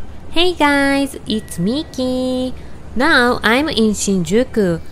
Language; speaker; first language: English; non-native, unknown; Japanese